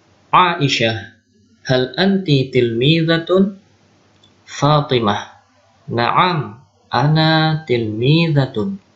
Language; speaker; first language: Arabic; non-native, local second language; Indonesian